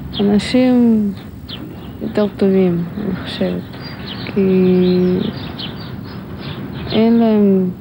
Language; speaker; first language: Hebrew; non-native, learner; Russian